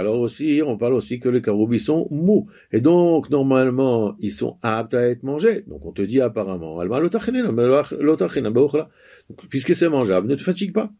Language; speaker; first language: French; native; French